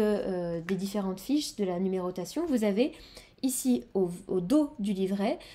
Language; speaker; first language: French; native; French